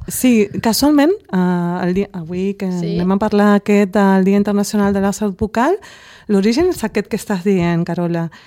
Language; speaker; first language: Catalan; non-native, local second language; Spanish